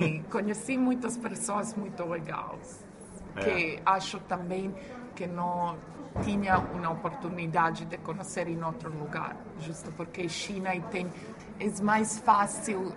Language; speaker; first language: Portuguese; non-native, fluent; Croatian